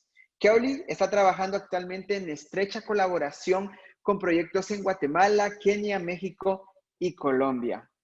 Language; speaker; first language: Spanish; native; Spanish